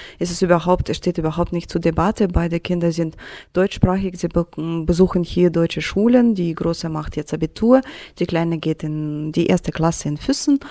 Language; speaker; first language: German; non-native, fluent; Russian